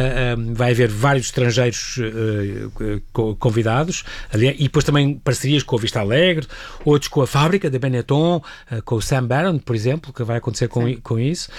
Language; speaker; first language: Portuguese; native; Portuguese